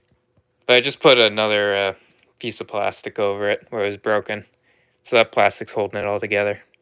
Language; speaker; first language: English; native; English